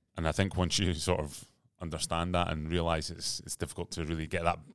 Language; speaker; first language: English; native; English